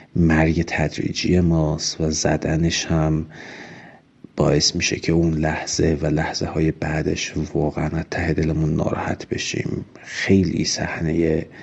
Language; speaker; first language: Persian; native; Persian